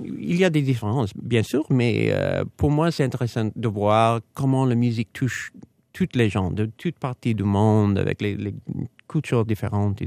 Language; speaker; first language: French; non-native, fluent; English